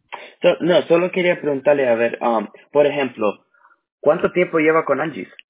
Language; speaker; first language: Spanish; early bilingual, heritage; Spanish